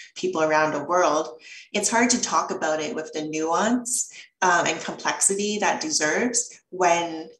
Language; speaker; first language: English; early bilingual, other home language; Chinese